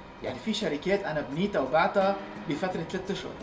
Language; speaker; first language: Arabic; early bilingual, heritage; Arabic